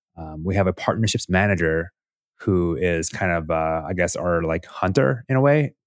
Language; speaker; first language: English; early bilingual, other home language; Korean